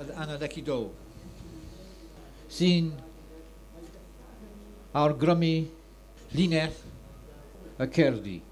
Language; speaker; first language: Welsh; non-native, learner; French